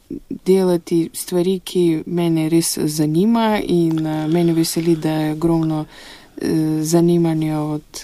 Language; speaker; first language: Slovenian; non-native, fluent; Russian